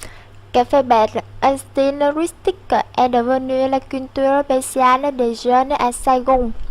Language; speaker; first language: French; non-native, local second language; Vietnamese